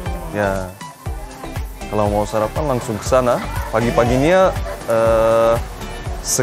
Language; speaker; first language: Indonesian; non-native, fluent; Turkish